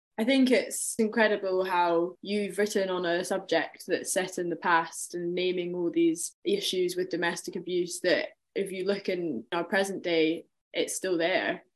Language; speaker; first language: English; native; English